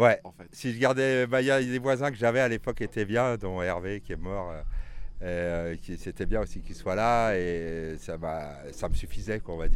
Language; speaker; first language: French; native; French